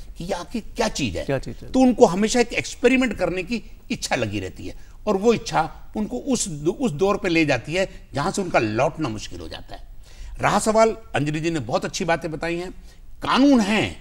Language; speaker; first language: Hindi; native; Hindi